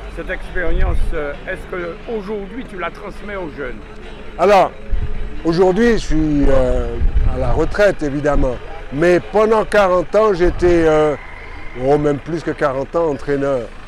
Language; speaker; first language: French; native; French